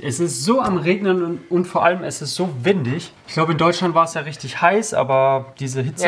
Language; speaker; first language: German; native; German